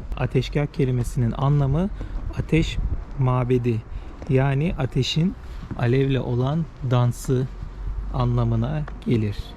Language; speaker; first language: Turkish; native; Turkish